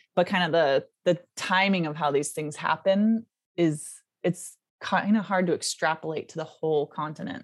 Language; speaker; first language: English; native; English